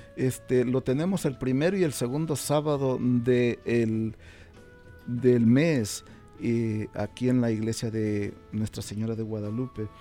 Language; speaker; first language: Spanish; native; Spanish